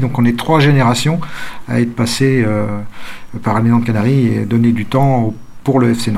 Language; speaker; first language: French; native; French